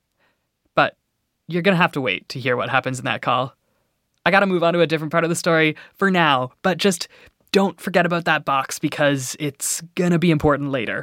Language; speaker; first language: English; native; English